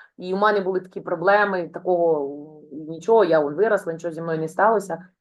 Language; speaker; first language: Ukrainian; non-native, local second language; Russian